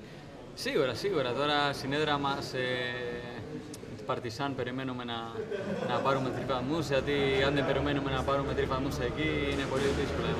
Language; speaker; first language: Greek; non-native, fluent; Spanish